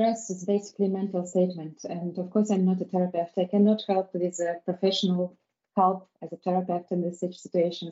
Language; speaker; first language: English; non-native, fluent; Russian